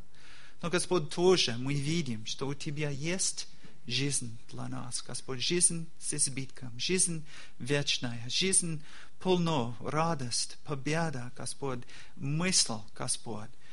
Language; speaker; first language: Russian; non-native, learner; English